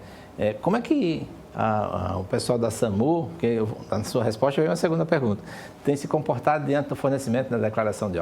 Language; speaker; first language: Portuguese; native; Portuguese